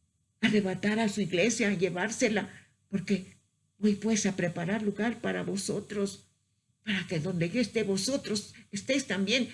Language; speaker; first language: Spanish; native; Spanish